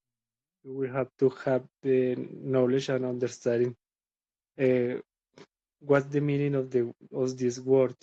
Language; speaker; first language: English; non-native, learner; Spanish